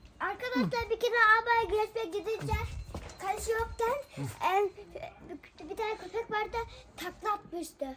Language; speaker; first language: Turkish; early bilingual, heritage; Turkish